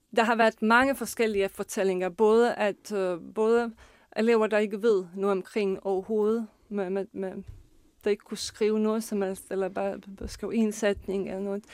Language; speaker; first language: Danish; non-native, fluent; Bosnian